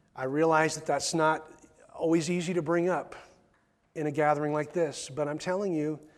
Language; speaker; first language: English; native; English